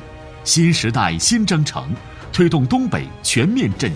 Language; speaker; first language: Chinese; native; Chinese